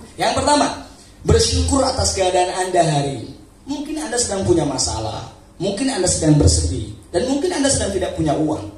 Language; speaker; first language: Indonesian; non-native, local second language; Sundanese